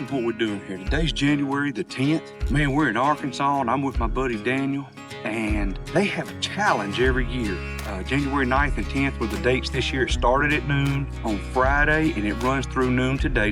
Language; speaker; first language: English; native; English